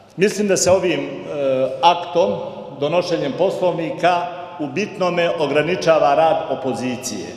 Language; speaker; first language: Serbian; native; Serbian